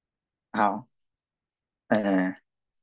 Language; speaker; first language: Chinese; non-native, fluent; Vietnamese